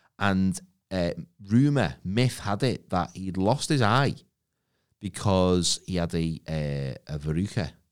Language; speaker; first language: English; native; English